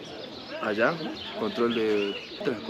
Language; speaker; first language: Spanish; native; Spanish